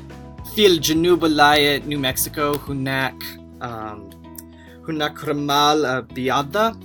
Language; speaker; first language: Arabic; non-native, learner; English